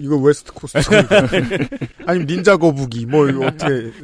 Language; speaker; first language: Korean; native; Korean